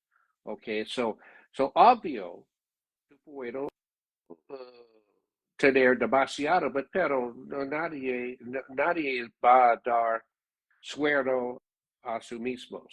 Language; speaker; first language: Spanish; non-native, learner; English